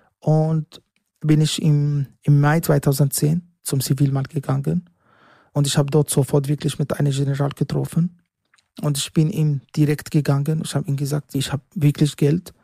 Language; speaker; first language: German; non-native, learner; Arabic